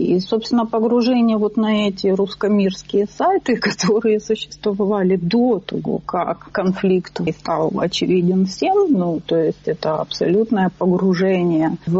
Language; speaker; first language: Russian; native; Russian